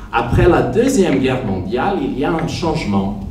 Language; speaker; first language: French; non-native, fluent; Serbian